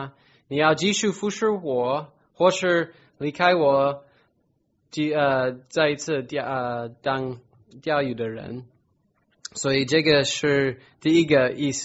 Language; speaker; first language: Chinese; non-native, fluent; English